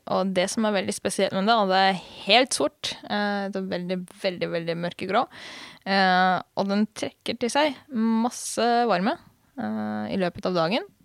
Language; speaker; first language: Norwegian; non-native, fluent; Hungarian